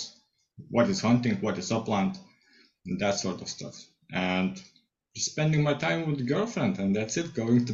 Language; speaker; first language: English; non-native, fluent; Lithuanian